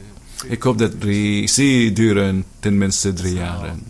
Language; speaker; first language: Dutch; non-native, learner; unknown